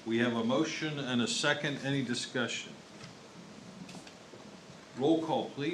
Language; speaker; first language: English; native; English